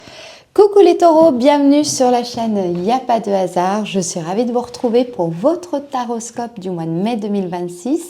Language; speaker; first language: French; native; French